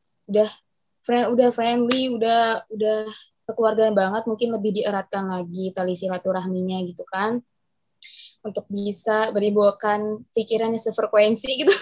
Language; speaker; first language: Indonesian; native; Indonesian